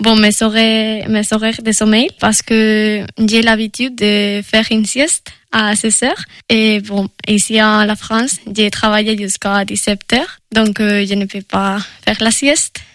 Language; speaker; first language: French; non-native, fluent; Spanish